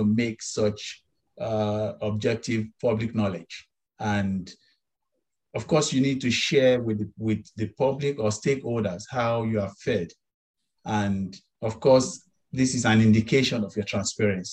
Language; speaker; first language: English; non-native, local second language; Yoruba